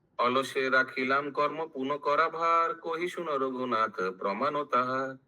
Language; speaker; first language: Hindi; non-native, local second language; Bangla